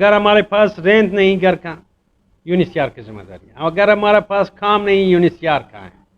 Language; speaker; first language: Hindi; non-native, fluent; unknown